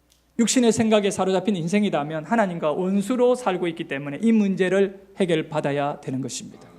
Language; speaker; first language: Korean; native; Korean